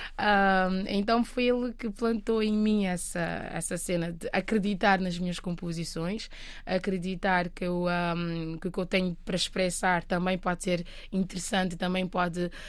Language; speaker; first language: Portuguese; non-native, local second language; Kabuverdianu